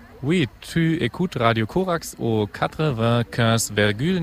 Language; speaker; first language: French; non-native, fluent; German